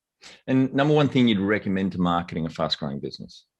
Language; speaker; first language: English; native; English